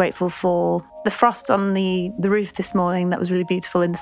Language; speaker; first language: English; native; English